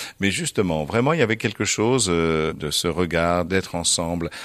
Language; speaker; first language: French; native; French